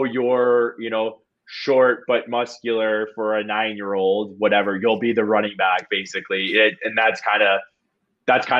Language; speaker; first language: English; native; English